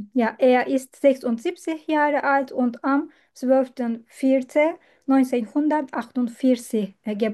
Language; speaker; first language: German; non-native, learner; Turkish